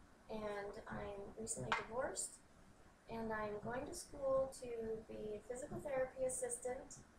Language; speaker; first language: English; native; English